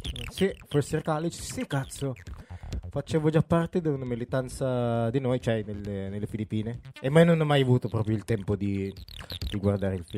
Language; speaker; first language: Italian; non-native, fluent; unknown